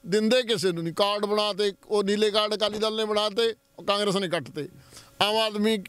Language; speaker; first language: Punjabi; native; Punjabi